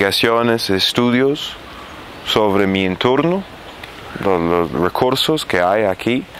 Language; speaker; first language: Spanish; non-native, fluent; Arabic